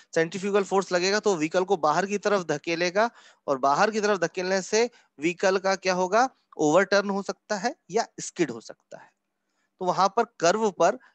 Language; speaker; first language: Hindi; native; Hindi